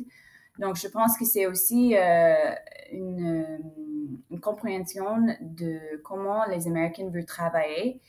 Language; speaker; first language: French; non-native, fluent; English